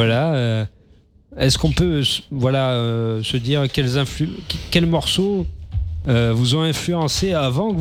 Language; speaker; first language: French; native; French